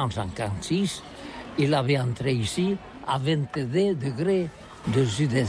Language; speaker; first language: French; non-native, learner; Catalan